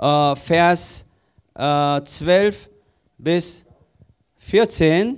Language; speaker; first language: German; non-native, learner; Korean